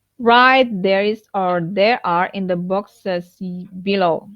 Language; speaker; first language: English; non-native, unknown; Indonesian